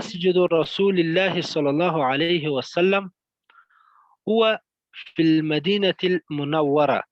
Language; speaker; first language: Arabic; non-native, learner; Pashto